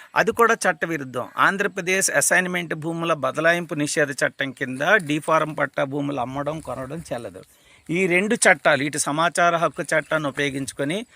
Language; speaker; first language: Telugu; native; Telugu